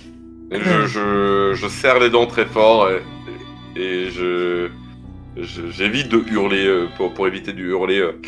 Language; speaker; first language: French; native; French